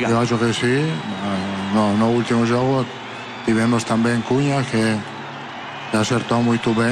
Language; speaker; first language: Portuguese; non-native, fluent; Italian